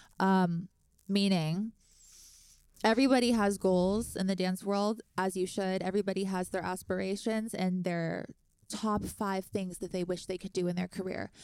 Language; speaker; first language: English; native; English